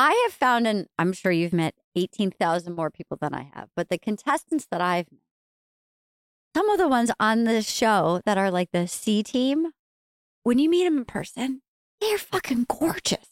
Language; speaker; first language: English; native; English